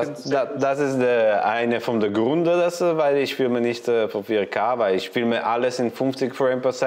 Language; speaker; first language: German; non-native, learner; Italian